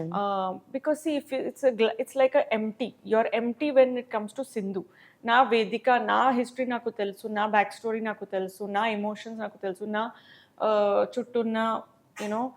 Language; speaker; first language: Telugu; non-native, local second language; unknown